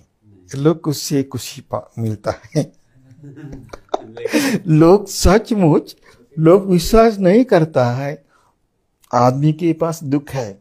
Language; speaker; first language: Hindi; non-native, fluent; Sinhala